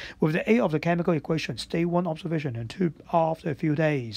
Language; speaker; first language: English; non-native, local second language; Cantonese